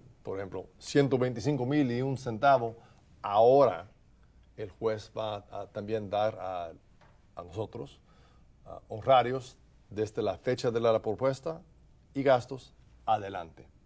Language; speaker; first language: Spanish; non-native, fluent; English